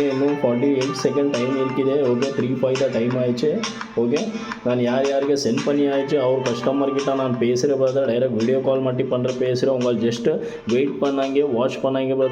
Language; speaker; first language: Tamil; non-native, learner; Kannada